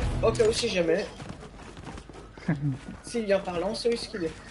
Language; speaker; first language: French; native; French